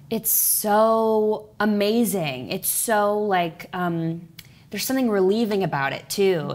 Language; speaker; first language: English; native; English